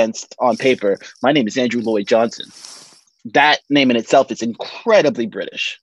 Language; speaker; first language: English; native; English